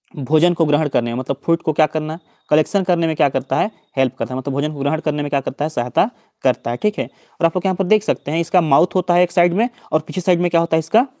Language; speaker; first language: Hindi; native; Hindi